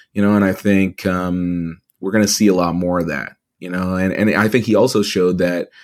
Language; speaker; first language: English; native; English